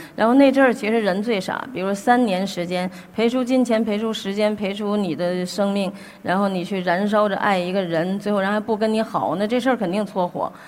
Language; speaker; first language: Chinese; native; Chinese